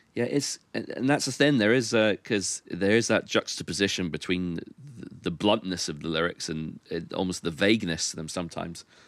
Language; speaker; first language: English; native; English